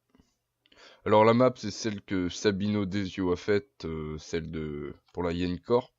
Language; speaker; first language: French; native; French